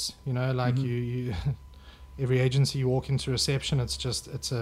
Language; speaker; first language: English; native; English